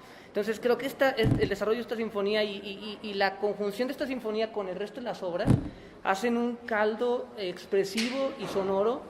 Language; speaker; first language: Spanish; native; Spanish